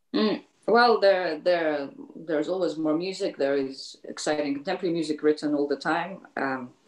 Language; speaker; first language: English; native; English